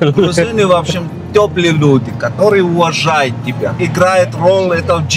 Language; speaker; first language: Russian; non-native, local second language; Georgian